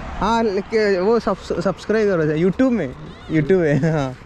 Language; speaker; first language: Hindi; non-native, learner; Malayalam